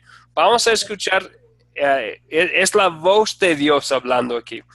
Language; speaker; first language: Spanish; non-native, fluent; English